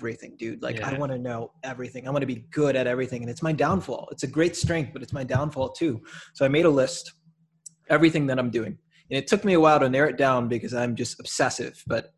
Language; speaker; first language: English; native; English